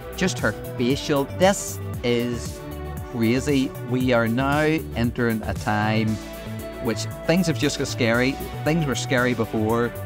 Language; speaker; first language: English; native; English